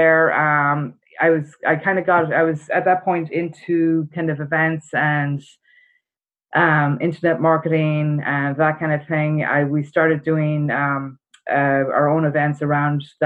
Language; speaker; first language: English; native; English